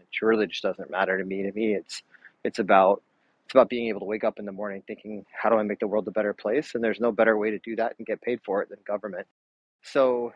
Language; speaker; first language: English; native; English